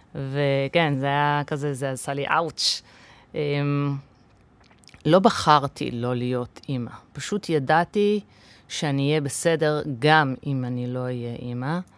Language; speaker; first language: Hebrew; early bilingual, other home language; English